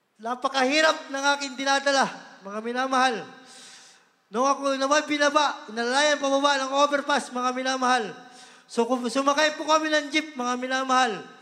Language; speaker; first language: Filipino; native; Filipino